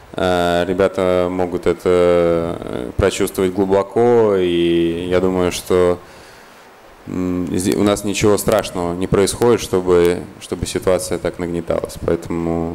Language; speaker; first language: Russian; native; Russian